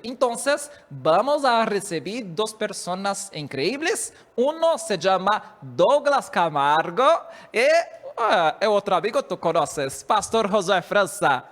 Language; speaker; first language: Spanish; non-native, learner; Portuguese